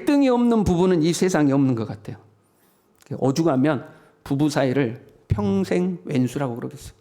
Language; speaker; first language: Korean; native; Korean